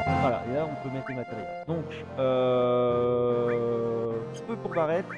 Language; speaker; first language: French; native; French